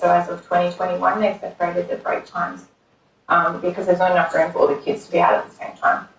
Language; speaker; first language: English; native; English